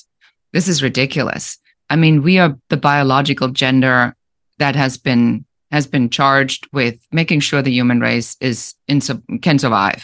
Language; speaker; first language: English; non-native, fluent; German